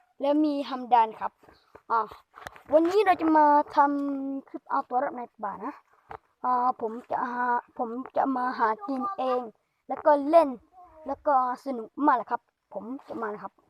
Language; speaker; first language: Thai; native; Thai